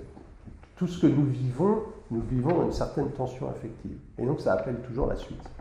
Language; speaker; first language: French; native; French